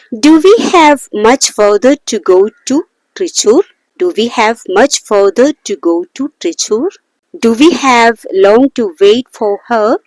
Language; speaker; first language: English; non-native, local second language; Malayalam